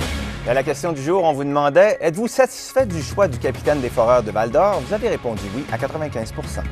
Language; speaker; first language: French; native; French